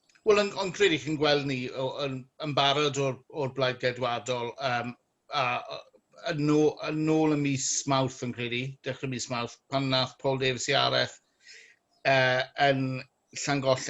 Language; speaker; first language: Welsh; native; Welsh